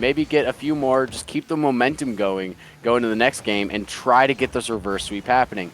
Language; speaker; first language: English; native; English